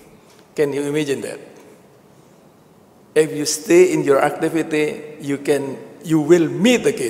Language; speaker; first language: English; non-native, learner; Indonesian